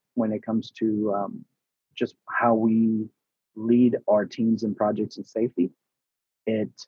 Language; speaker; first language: English; early bilingual, other home language; Spanish